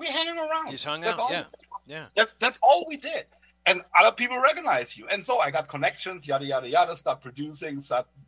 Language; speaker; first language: English; non-native, fluent; German